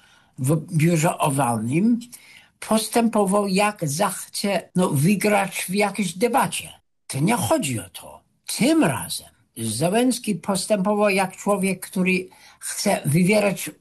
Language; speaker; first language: Polish; non-native, fluent; English